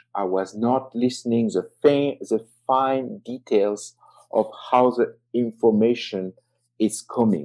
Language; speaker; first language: English; non-native, fluent; French